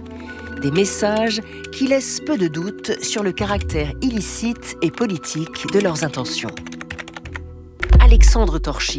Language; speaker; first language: French; native; French